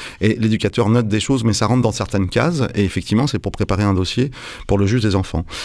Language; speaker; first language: French; native; French